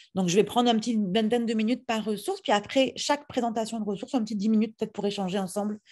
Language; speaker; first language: French; native; French